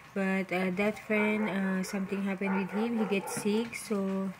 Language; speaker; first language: English; non-native, local second language; Filipino